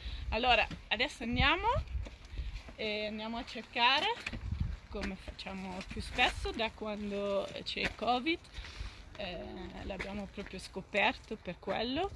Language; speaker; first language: Italian; non-native, fluent; Dutch